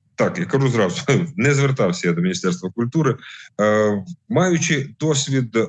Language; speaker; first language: Ukrainian; native; Ukrainian